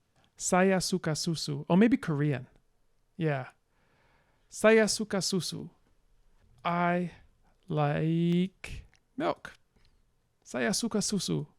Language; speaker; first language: Indonesian; non-native, learner; English